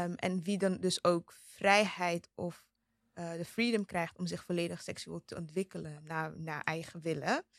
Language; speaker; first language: Dutch; native; Dutch